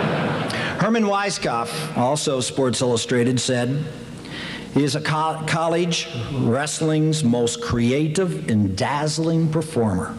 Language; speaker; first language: English; native; English